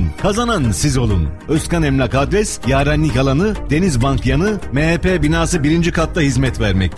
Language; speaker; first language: Turkish; native; Turkish